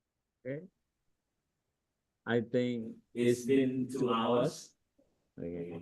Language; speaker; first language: English; non-native, fluent; Indonesian